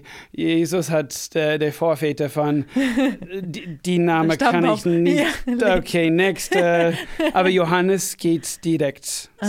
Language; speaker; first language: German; non-native, fluent; English